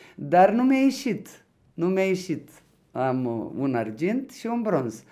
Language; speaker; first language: Romanian; non-native, local second language; Ukrainian